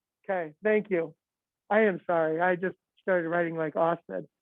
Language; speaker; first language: English; native; English